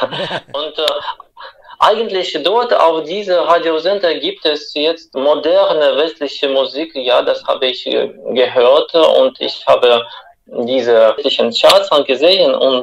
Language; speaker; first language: German; non-native, fluent; Russian